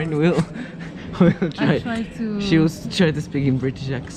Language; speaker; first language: English; non-native, fluent; Slovak